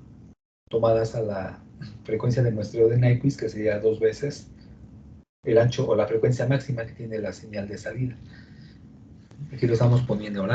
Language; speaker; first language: Spanish; native; Spanish